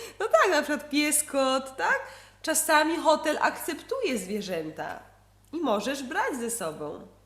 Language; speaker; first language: Polish; native; Polish